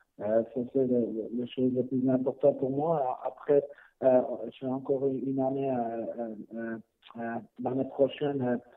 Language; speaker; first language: French; non-native, learner; Swiss German